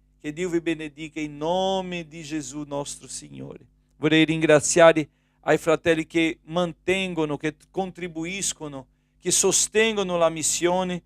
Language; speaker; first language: Italian; non-native, fluent; Portuguese